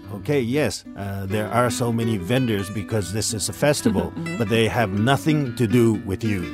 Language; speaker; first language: English; early bilingual, other home language; Japanese